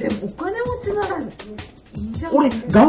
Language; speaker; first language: Japanese; non-native, fluent; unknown